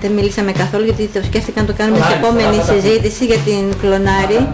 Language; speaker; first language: Greek; native; Greek